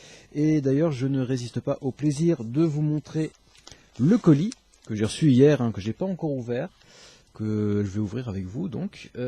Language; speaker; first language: French; native; French